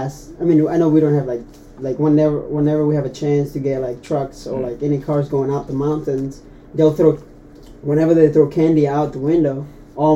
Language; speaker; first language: English; non-native, fluent; Tetum